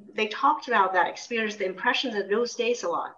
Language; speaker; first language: English; early bilingual, other home language; Vietnamese